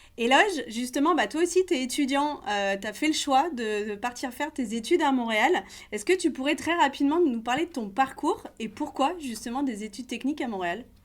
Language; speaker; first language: French; native; French